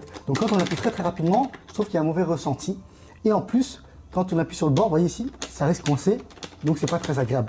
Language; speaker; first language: French; native; French